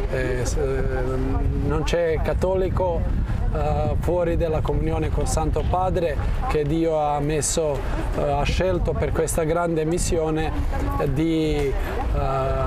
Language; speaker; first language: Italian; non-native, fluent; Croatian